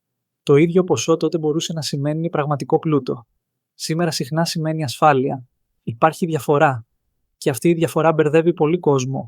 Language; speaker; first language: Greek; native; Greek